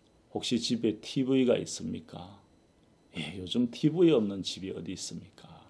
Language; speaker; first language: Korean; native; Korean